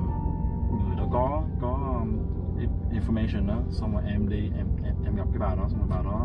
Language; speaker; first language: Vietnamese; early bilingual, heritage; Vietnamese